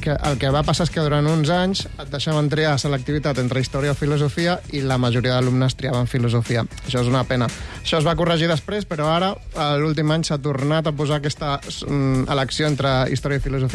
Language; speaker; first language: Catalan; native; Catalan